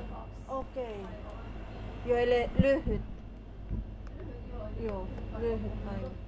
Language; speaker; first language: Finnish; non-native, learner; Filipino